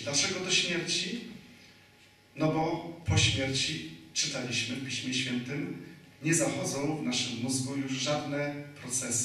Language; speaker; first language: Polish; native; Polish